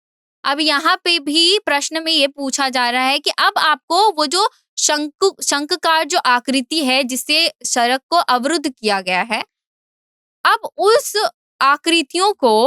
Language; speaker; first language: Hindi; native; Hindi